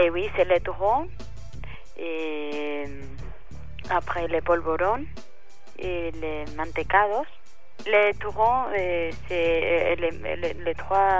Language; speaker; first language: French; non-native, fluent; Spanish